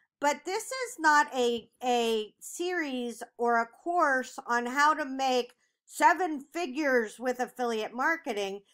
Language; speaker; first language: English; native; English